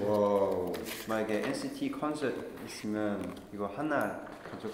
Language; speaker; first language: Korean; non-native, fluent; Cantonese